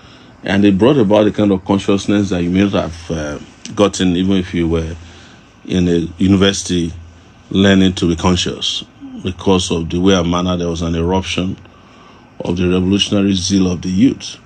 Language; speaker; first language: English; non-native, local second language; Yoruba